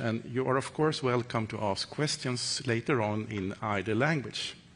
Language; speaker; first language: English; non-native, fluent; Swedish